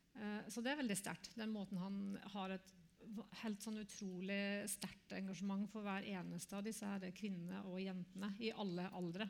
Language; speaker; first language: Norwegian; native; Norwegian